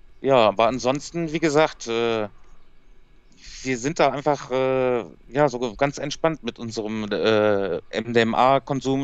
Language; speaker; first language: German; native; German